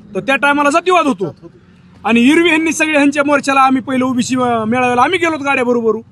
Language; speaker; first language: Marathi; native; Marathi